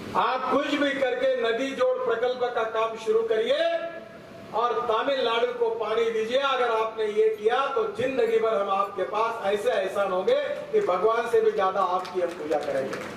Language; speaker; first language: Hindi; non-native, local second language; Marathi